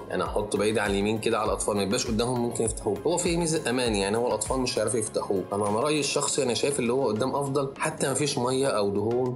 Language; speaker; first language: Arabic; native; Arabic